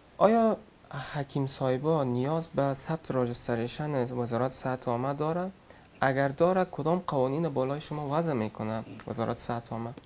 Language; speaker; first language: Persian; native; Persian